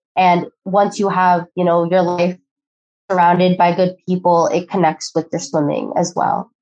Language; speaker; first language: English; early bilingual, other home language; Filipino